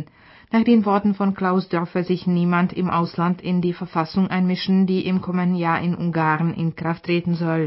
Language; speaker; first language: German; non-native, fluent; Czech